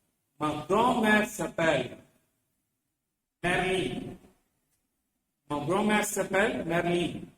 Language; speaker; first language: French; non-native, fluent; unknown